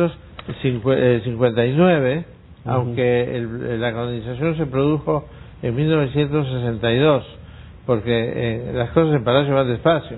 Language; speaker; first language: Spanish; native; Spanish